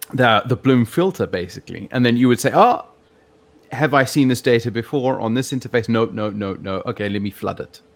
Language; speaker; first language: English; native; English